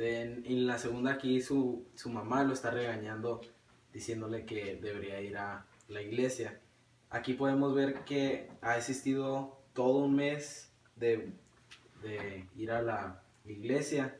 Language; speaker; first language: Spanish; early bilingual, heritage; Spanish